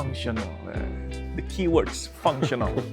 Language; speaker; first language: English; non-native, fluent; Indonesian